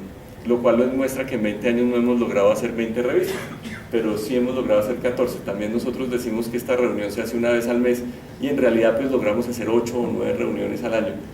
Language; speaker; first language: Spanish; native; Spanish